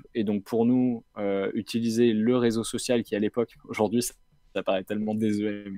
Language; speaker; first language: French; native; French